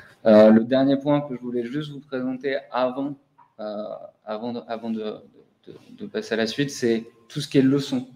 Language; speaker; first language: French; native; French